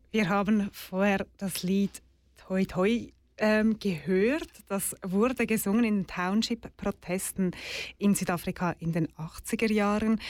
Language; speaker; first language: German; native; German